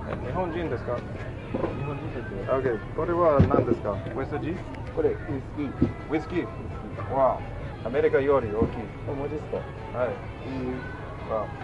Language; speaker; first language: Japanese; non-native, learner; English